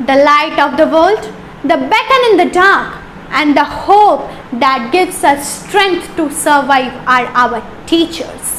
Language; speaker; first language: English; non-native, local second language; Hindi